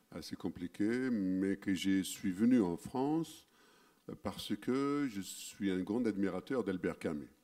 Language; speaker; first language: French; non-native, fluent; Arabic